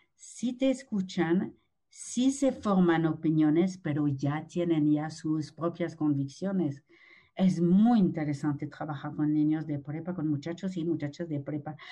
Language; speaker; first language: Spanish; non-native, fluent; French